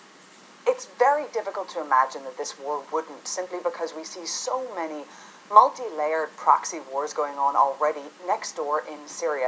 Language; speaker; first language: English; native; English